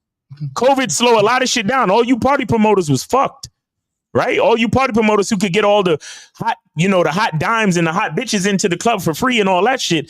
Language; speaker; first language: English; native; English